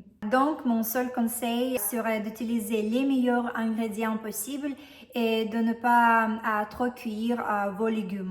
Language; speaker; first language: French; non-native, fluent; Russian